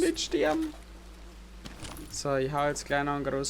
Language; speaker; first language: German; native; German